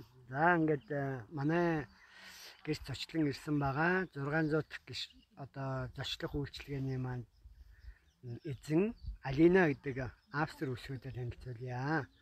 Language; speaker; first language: Mongolian; native; Mongolian